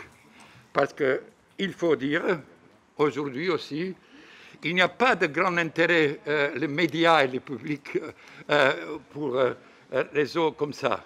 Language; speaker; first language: French; non-native, fluent; Bosnian